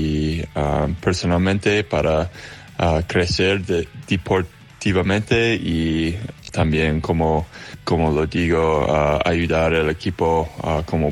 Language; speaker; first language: Spanish; non-native, fluent; English